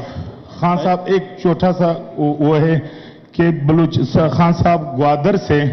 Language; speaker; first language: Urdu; non-native, local second language; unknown